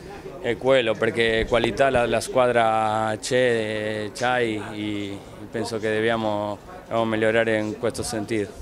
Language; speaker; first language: Italian; non-native, fluent; Spanish